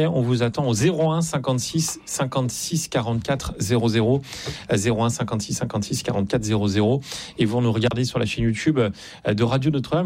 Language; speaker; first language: French; native; French